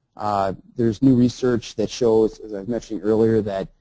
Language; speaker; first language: English; native; English